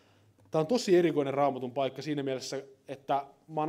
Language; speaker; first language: Finnish; native; Finnish